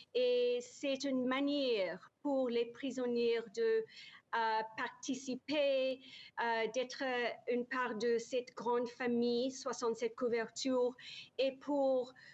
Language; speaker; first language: French; non-native, learner; English